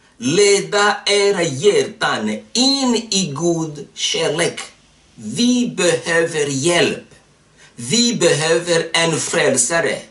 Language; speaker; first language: Swedish; non-native, fluent; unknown